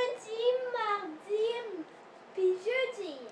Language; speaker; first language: French; native; French